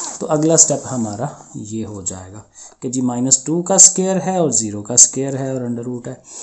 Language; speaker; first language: Urdu; non-native, local second language; Punjabi